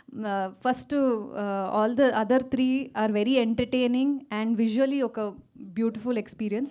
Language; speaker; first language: Telugu; non-native, local second language; Kannada